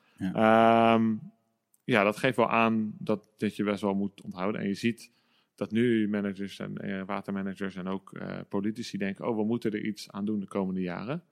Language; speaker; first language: Dutch; native; Dutch